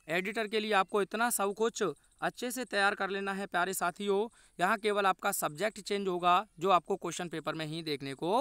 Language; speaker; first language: Hindi; native; Hindi